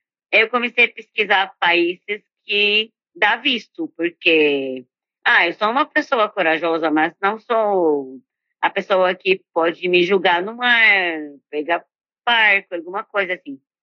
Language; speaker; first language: Portuguese; non-native, fluent; Arabic